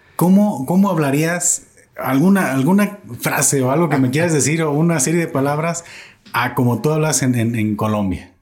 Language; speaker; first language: Spanish; native; Spanish